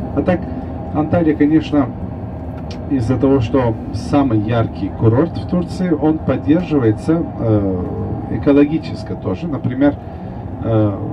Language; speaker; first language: Russian; non-native, fluent; Turkish